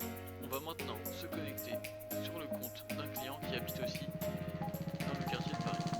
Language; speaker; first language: French; native; French